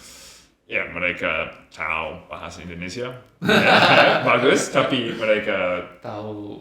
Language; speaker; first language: Indonesian; non-native, learner; English